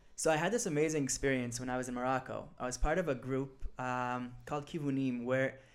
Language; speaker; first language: English; early bilingual, other home language; Hebrew